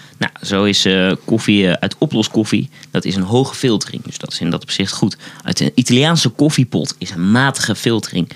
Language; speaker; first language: Dutch; native; Dutch